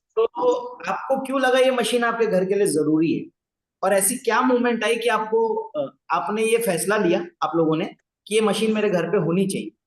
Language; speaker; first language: Hindi; native; Hindi